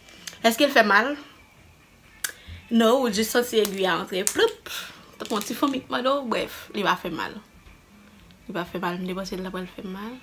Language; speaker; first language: French; non-native, local second language; Haitian Creole